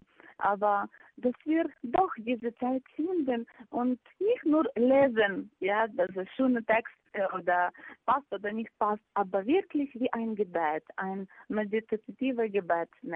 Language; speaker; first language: German; non-native, fluent; Ukrainian